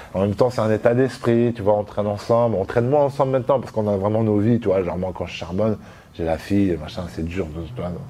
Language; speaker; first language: French; native; French